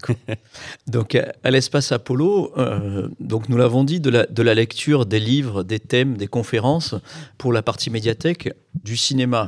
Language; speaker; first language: French; native; French